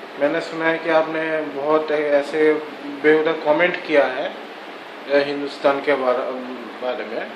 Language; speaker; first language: Hindi; non-native, local second language; Bangla